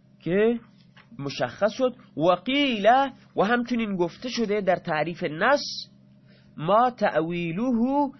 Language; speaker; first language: Persian; non-native, local second language; Baluchi